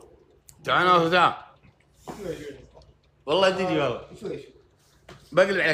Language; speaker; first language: Arabic; native; Arabic